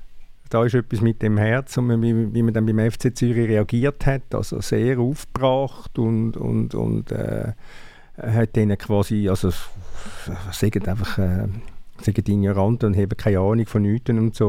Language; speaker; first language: German; native; German